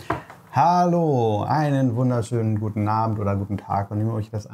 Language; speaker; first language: German; native; German